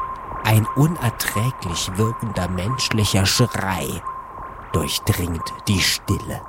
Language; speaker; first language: German; native; German